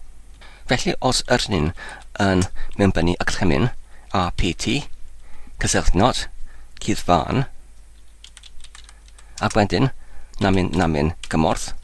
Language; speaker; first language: Welsh; non-native, learner; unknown